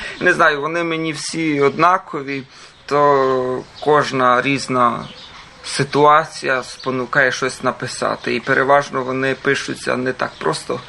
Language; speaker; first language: Ukrainian; early bilingual, heritage; Croatian